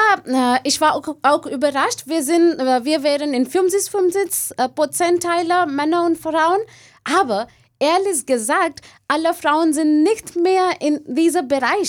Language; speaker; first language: German; non-native, learner; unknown